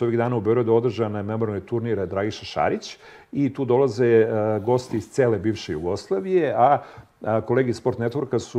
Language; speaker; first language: Serbian; native; Serbian